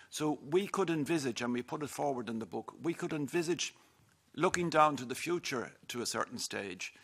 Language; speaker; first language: English; native; English